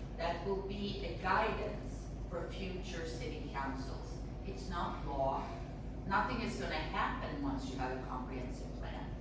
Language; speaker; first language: English; non-native, fluent; Swedish